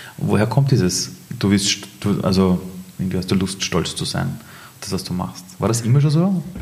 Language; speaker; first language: German; early bilingual, other home language; Persian